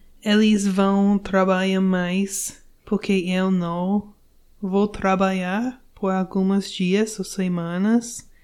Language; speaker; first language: Portuguese; non-native, learner; English